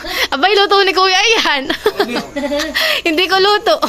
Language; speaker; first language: Filipino; native; Filipino